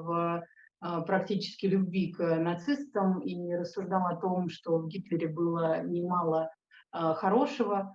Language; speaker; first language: Russian; native; Russian